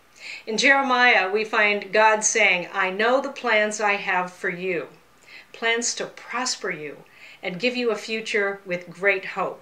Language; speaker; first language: English; native; English